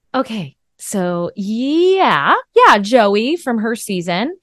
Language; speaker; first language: English; native; English